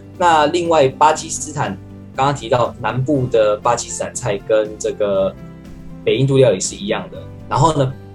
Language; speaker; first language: Chinese; native; Chinese